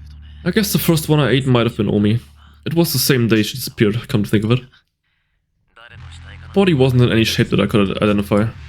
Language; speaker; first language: English; native; English